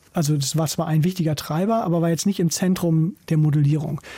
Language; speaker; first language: German; native; German